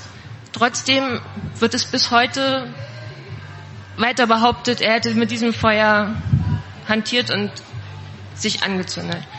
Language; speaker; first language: German; native; German